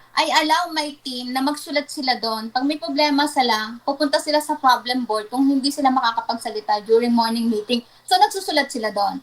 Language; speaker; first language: Filipino; non-native, local second language; Waray